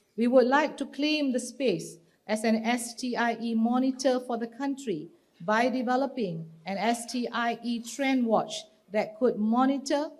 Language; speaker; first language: English; non-native, local second language; Malay